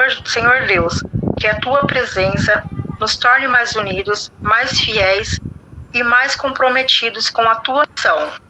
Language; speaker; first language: Portuguese; native; Portuguese